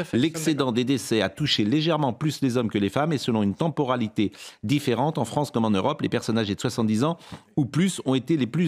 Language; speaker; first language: French; native; French